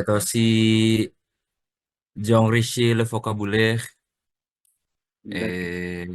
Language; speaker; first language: French; non-native, learner; Indonesian